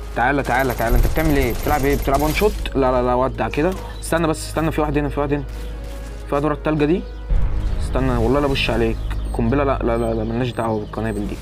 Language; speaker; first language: Arabic; native; Arabic